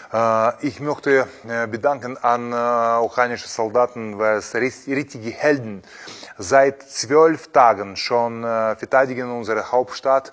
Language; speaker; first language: German; non-native, fluent; Russian